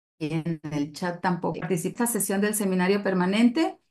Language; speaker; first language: Spanish; native; Spanish